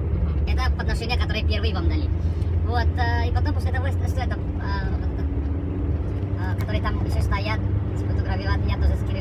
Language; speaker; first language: Russian; non-native, learner; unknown